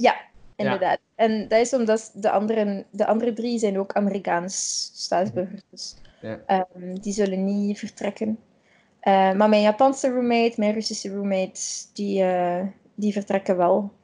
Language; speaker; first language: Dutch; native; Dutch